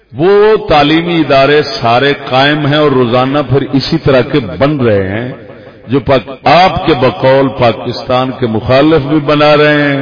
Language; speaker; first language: Urdu; native; Urdu